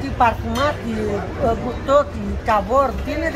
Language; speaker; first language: Spanish; non-native, fluent; Romanian